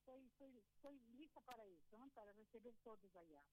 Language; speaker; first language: Spanish; non-native, fluent; Portuguese